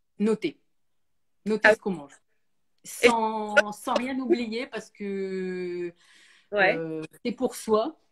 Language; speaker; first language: French; native; French